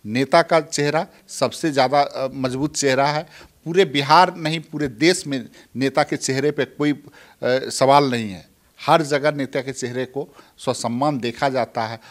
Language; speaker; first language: Hindi; native; Hindi